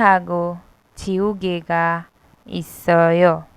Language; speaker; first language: Korean; non-native, learner; Hindi